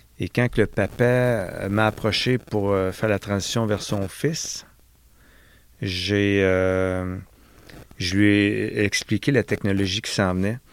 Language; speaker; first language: French; native; French